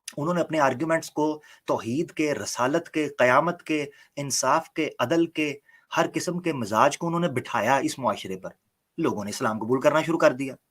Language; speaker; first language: Urdu; non-native, local second language; Punjabi